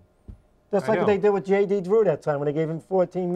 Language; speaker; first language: English; native; English